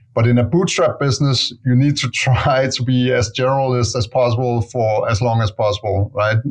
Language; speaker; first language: English; non-native, fluent; Danish